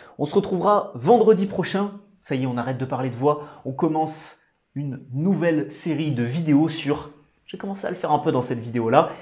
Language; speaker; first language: French; native; French